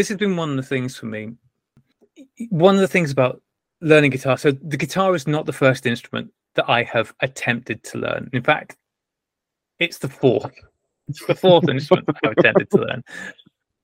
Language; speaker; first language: English; native; English